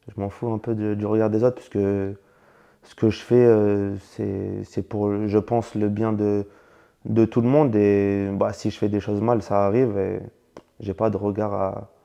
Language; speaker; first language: French; native; French